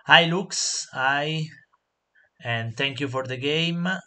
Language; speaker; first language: English; non-native, learner; Italian